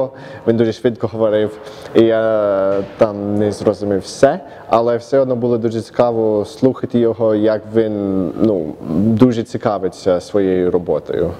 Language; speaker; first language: Ukrainian; early bilingual, heritage; Ukrainian